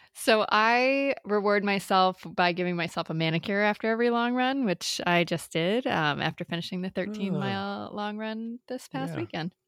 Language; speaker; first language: English; native; English